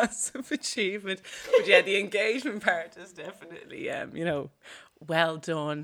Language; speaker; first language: English; native; English